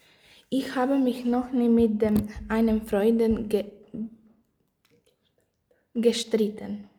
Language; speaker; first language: German; non-native, learner; Greek